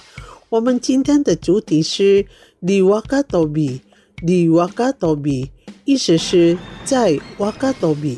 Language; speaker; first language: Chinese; non-native, fluent; Indonesian